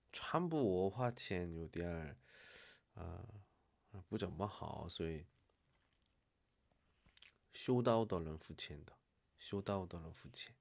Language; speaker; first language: Chinese; non-native, learner; Korean